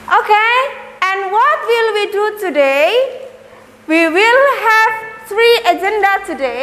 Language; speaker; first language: English; non-native, learner; Indonesian